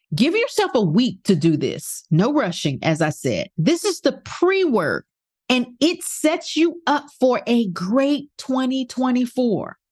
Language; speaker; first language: English; native; English